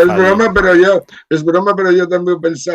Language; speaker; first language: Catalan; non-native, local second language; Spanish